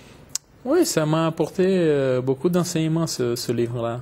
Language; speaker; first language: French; non-native, fluent; Portuguese